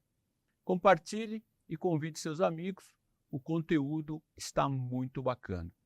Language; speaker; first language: Portuguese; native; Portuguese